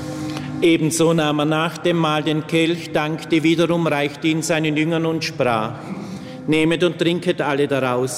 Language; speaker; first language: German; native; German